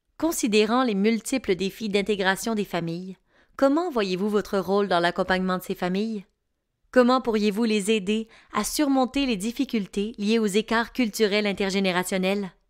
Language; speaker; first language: French; native; French